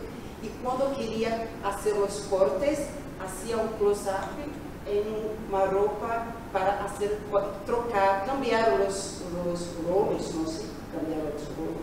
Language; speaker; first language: Spanish; non-native, learner; Portuguese